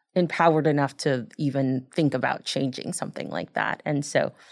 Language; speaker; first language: English; early bilingual, other home language; Spanish